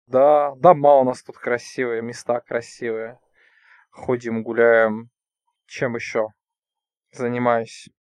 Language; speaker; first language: Russian; native; Russian